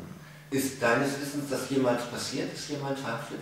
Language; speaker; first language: German; native; German